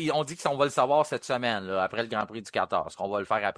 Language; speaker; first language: French; native; French